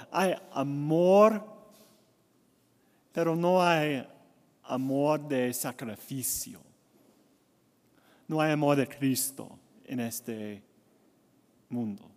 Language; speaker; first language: Spanish; non-native, learner; English